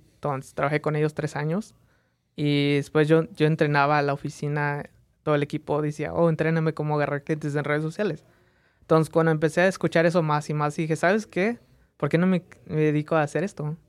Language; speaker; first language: Spanish; early bilingual, heritage; Spanish